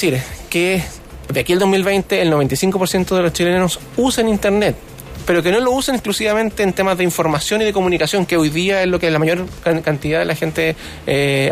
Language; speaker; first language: Spanish; native; Spanish